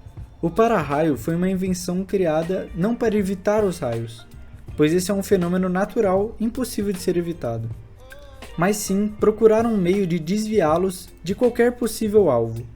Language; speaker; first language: Portuguese; native; Portuguese